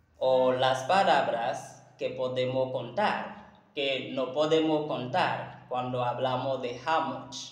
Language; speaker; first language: Spanish; non-native, learner; Haitian Creole